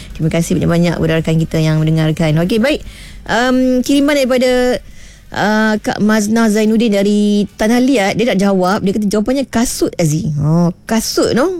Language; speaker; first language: Malay; native; Malay